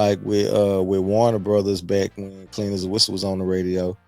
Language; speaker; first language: English; native; English